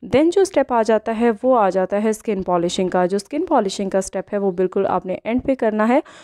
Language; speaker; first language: Hindi; native; Hindi